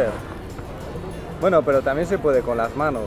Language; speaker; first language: Spanish; native; Spanish